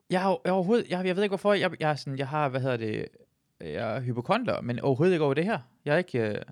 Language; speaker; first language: Danish; early bilingual, other home language; Persian